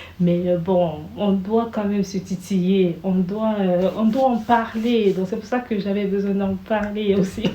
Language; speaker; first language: French; native; French